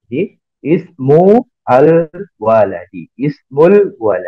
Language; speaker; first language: Arabic; non-native, fluent; Indonesian